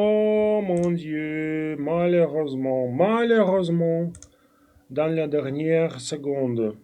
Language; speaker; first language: French; non-native, fluent; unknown